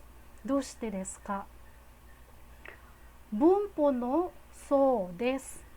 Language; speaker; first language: Japanese; non-native, fluent; Filipino